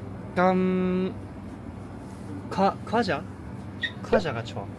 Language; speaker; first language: Korean; non-native, learner; Japanese